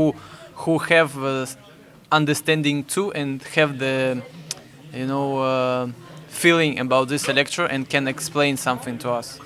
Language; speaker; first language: English; non-native, fluent; Russian